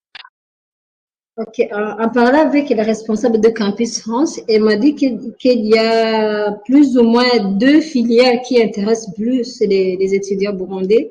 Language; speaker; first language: French; non-native, local second language; Rundi